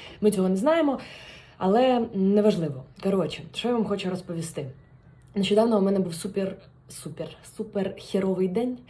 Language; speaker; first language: Ukrainian; non-native, local second language; Russian